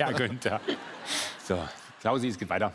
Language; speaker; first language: German; native; German